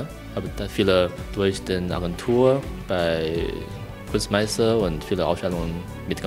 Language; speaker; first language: German; non-native, learner; Chinese